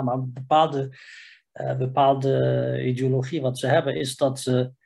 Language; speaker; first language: Dutch; non-native, fluent; Riffian